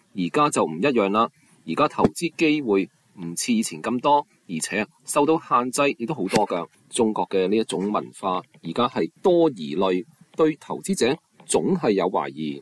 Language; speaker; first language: Chinese; non-native, local second language; Cantonese